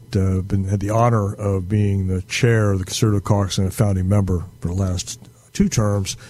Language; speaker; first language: English; native; English